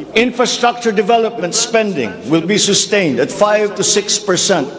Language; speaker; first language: English; non-native, local second language; Filipino